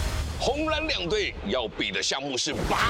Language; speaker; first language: Chinese; native; Chinese